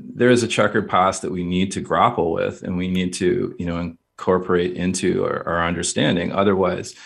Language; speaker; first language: English; native; English